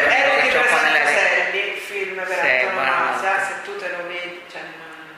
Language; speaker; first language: Italian; native; Italian